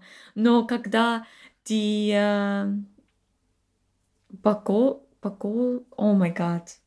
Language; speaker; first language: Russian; non-native, learner; English